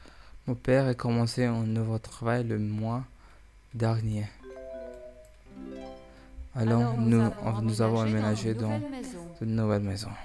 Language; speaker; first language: French; non-native, learner; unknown